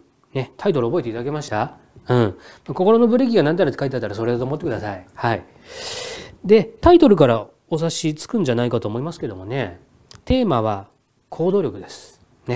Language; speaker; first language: Japanese; native; Japanese